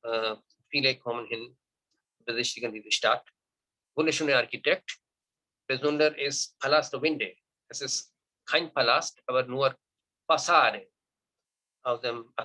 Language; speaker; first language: German; non-native, learner; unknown